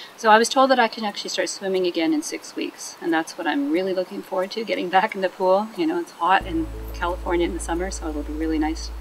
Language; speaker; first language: English; native; English